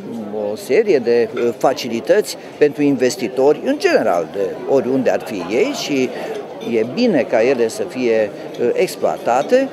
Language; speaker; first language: Romanian; native; Romanian